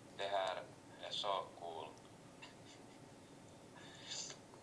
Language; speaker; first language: Swedish; non-native, local second language; Finnish